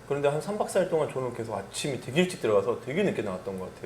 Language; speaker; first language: Korean; native; Korean